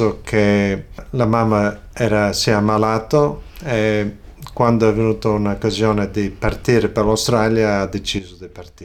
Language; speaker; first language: Italian; early bilingual, other home language; Friulian